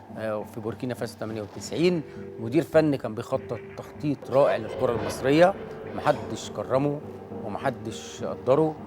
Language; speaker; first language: Arabic; native; Arabic